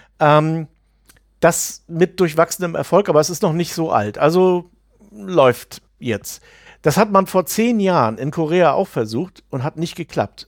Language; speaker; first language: German; native; German